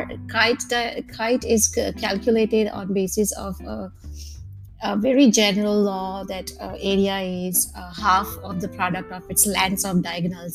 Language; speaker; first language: English; non-native, local second language; Gujarati